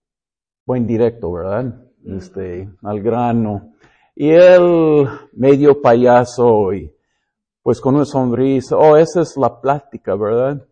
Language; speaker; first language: Spanish; non-native, fluent; English